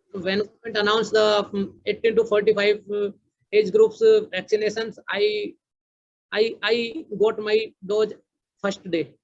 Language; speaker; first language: English; non-native, learner; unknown